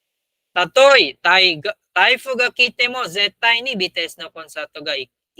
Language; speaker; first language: Japanese; non-native, fluent; Filipino